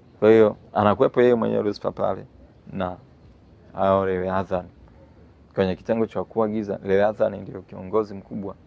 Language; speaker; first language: Swahili; native; Swahili